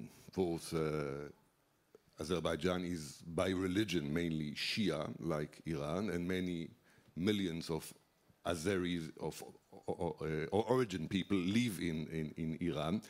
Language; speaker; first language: English; non-native, fluent; Hebrew